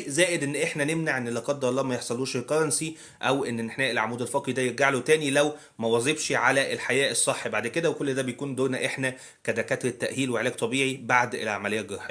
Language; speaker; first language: Arabic; native; Arabic